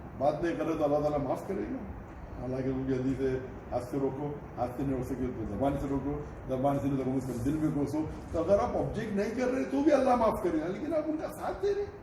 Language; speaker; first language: Urdu; native; Urdu